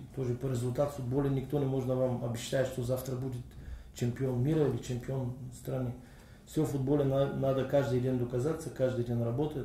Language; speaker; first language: Russian; non-native, learner; Bulgarian